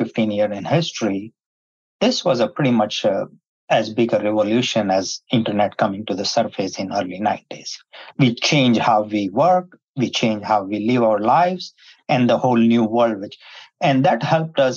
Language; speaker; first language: English; non-native, local second language; Hindi